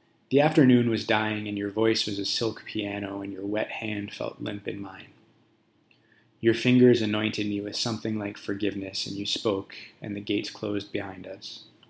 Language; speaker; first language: English; native; English